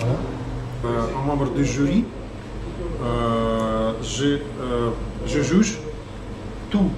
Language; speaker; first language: French; non-native, learner; Russian